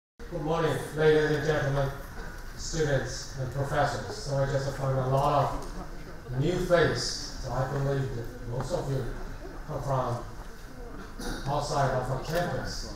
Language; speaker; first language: English; non-native, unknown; Chinese